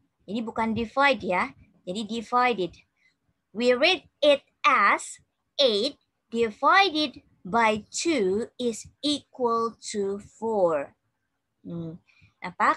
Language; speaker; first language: English; non-native, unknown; Indonesian